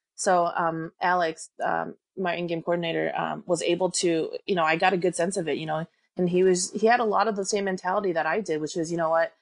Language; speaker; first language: English; early bilingual, other home language; Korean